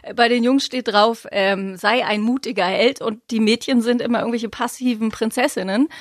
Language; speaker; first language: German; native; German